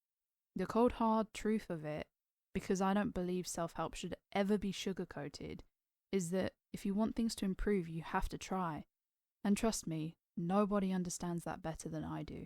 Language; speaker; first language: English; native; English